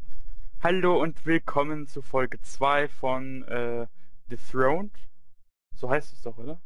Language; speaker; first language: German; native; German